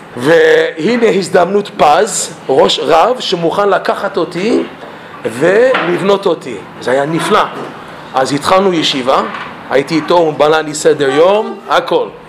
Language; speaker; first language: Hebrew; non-native, fluent; English